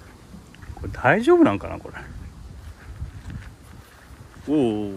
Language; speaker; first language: Japanese; native; Japanese